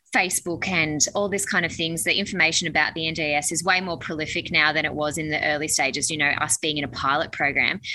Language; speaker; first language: English; native; English